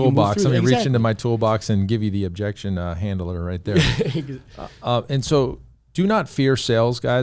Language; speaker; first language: English; native; English